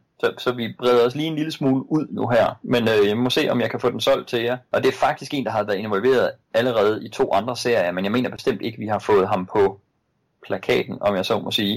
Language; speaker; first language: Danish; native; Danish